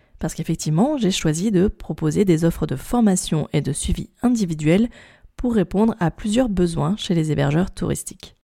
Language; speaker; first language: French; native; French